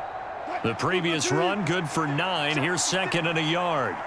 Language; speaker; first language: English; native; English